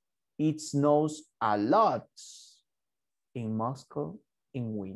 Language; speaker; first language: English; non-native, fluent; Spanish